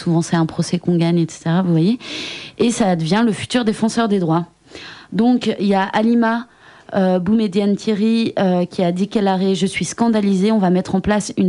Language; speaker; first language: French; native; French